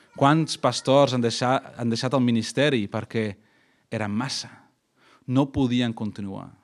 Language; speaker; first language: Catalan; non-native, fluent; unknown